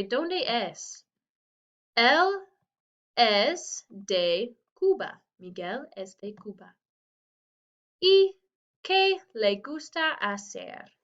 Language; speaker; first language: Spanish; non-native, fluent; English